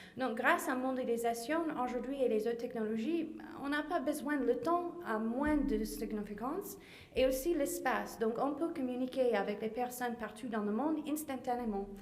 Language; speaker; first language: French; non-native, fluent; English